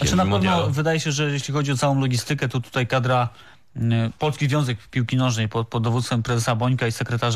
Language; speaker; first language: Polish; native; Polish